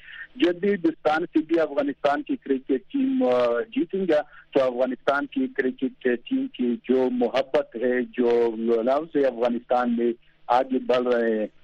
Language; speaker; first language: Hindi; non-native, fluent; Pashto